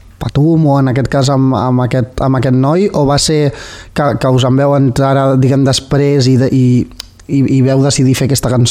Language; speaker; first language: Catalan; native; Catalan